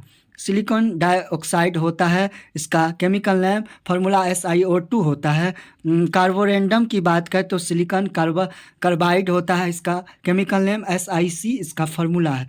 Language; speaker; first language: Hindi; native; Hindi